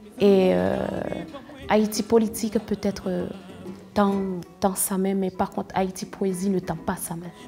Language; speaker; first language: French; non-native, local second language; Haitian Creole